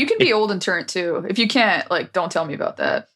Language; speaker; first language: English; native; English